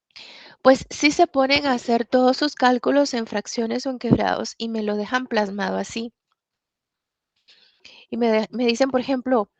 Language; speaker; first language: Spanish; native; Spanish